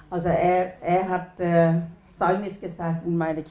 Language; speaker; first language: German; non-native, learner; Thai